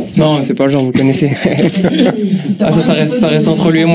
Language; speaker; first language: French; native; French